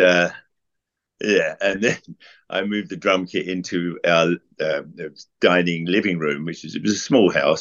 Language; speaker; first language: English; native; English